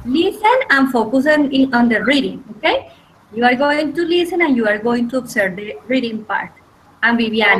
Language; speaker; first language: English; non-native, fluent; Spanish